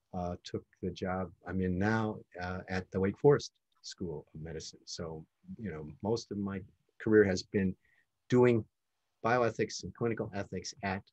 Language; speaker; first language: English; native; English